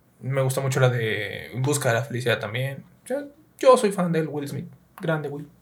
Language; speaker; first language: Spanish; native; Spanish